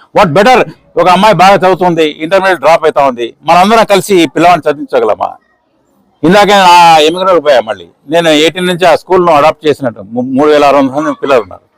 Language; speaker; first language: Telugu; non-native, local second language; Urdu